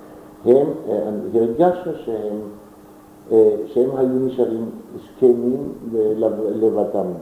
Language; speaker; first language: Hebrew; non-native, fluent; German